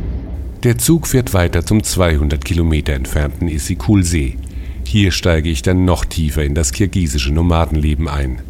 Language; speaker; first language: German; native; German